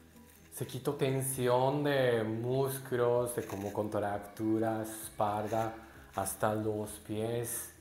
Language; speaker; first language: Spanish; non-native, learner; Japanese